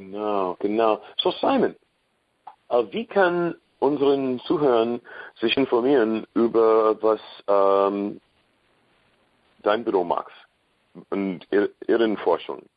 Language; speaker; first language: German; non-native, learner; English